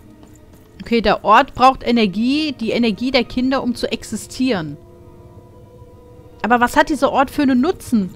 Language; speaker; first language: German; native; German